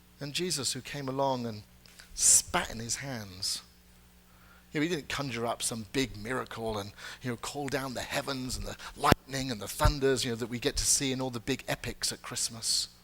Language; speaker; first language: English; native; English